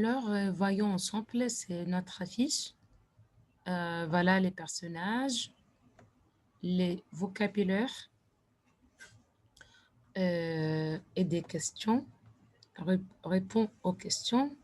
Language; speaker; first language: French; non-native, fluent; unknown